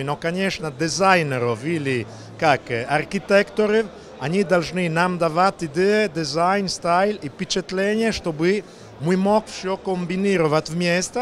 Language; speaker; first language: Russian; non-native, learner; Italian